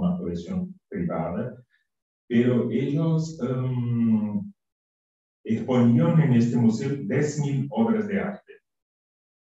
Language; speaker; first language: Spanish; non-native, fluent; Portuguese